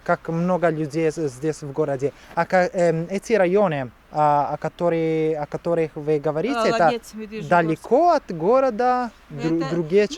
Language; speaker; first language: Russian; non-native, learner; Italian